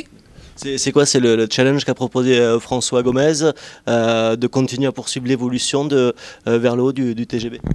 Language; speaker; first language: French; native; French